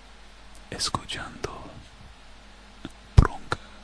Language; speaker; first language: Spanish; non-native, learner; English